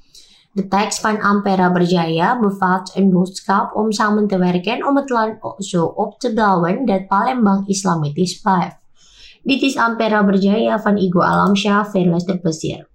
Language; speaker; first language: Dutch; non-native, fluent; Indonesian